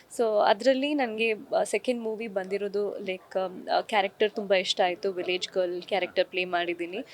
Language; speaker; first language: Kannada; non-native, local second language; Kodava